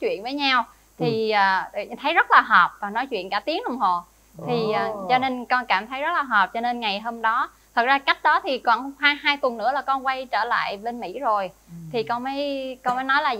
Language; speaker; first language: Vietnamese; native; Vietnamese